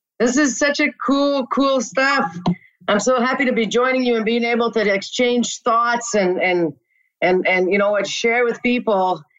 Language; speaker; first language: English; non-native, local second language; French